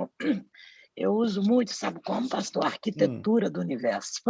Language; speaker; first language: Portuguese; native; Portuguese